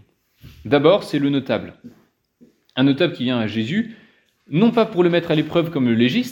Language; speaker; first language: French; native; French